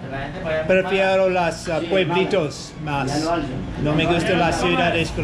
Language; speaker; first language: Spanish; non-native, learner; English